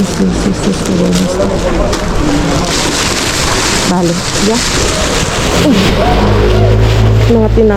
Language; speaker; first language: Spanish; non-native, learner; Filipino